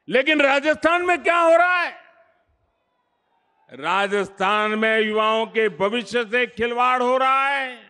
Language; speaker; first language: Hindi; non-native, local second language; Gujarati